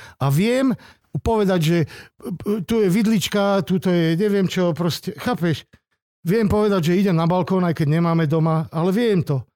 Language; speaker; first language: Slovak; non-native, local second language; Hungarian